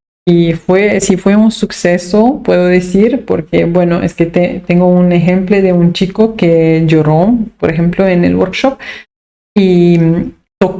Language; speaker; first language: Spanish; non-native, fluent; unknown